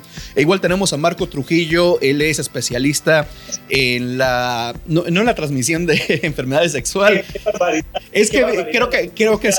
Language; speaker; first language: Spanish; native; Spanish